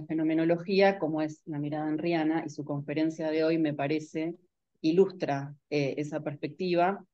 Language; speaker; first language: Spanish; native; Spanish